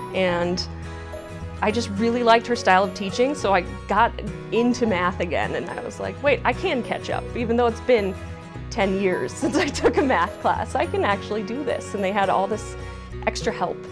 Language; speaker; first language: English; native; English